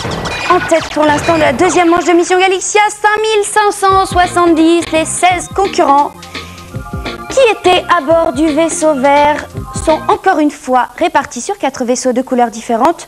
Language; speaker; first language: French; native; French